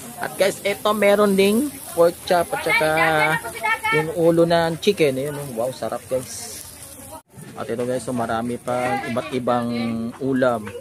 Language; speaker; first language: Filipino; non-native, local second language; Cebuano